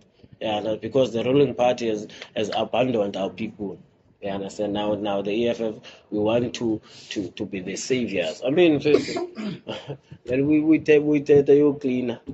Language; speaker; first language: English; non-native, local second language; Xhosa